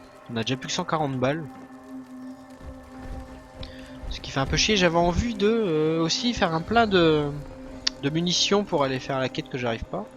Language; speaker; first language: French; native; French